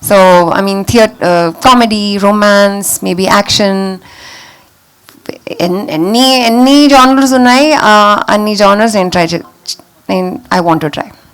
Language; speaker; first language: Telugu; non-native, local second language; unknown